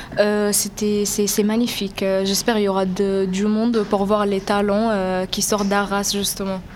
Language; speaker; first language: French; non-native, learner; Arabic